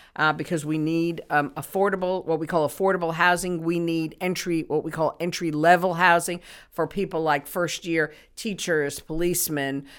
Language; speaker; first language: English; native; English